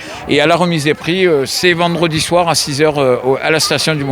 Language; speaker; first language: French; native; French